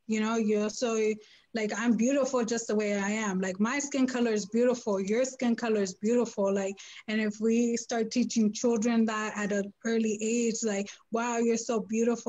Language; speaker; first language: English; early bilingual, other home language; Spanish